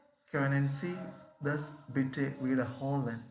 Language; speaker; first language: German; non-native, learner; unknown